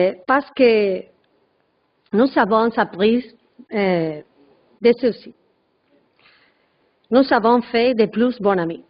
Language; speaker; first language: French; non-native, learner; Spanish